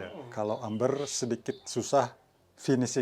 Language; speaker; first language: Indonesian; non-native, local second language; Balinese